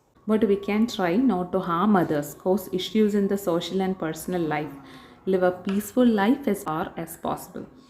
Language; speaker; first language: English; non-native, local second language; Malayalam